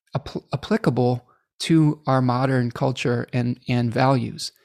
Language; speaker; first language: English; native; English